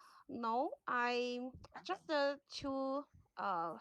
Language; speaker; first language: English; non-native, learner; Chinese